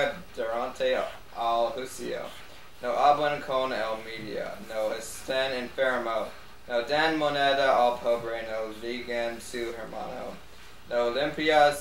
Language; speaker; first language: Spanish; non-native, learner; English